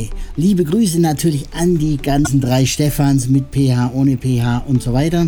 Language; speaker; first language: German; native; German